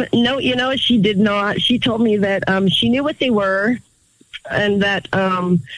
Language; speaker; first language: English; native; English